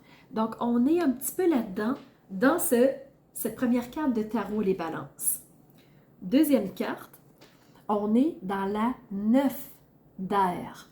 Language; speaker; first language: French; native; French